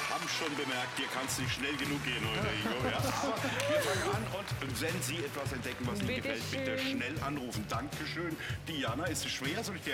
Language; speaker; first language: German; native; German